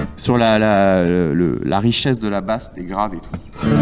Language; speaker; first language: French; native; French